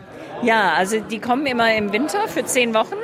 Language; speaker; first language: German; non-native, fluent; English